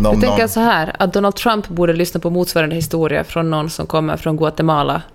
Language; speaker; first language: Swedish; native; Swedish